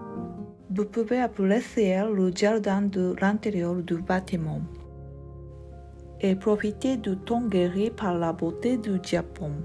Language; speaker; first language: French; non-native, learner; Japanese